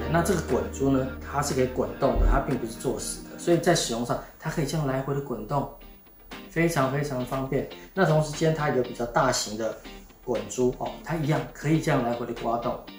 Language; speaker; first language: Chinese; native; Chinese